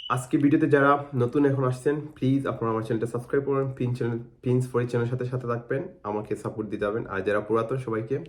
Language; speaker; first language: Bangla; non-native, local second language; Sylheti